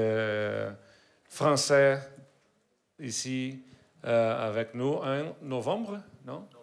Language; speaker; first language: French; non-native, learner; Portuguese